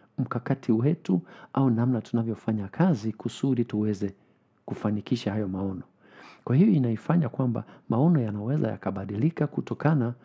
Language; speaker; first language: Swahili; non-native, fluent; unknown